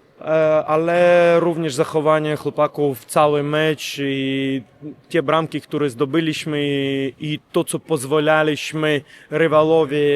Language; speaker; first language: Polish; non-native, learner; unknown